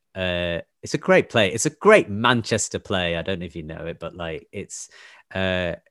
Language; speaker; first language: English; native; English